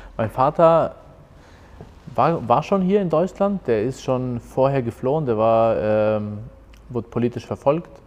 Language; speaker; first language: German; early bilingual, other home language; Albanian